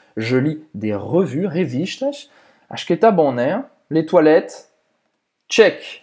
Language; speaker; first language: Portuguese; non-native, fluent; French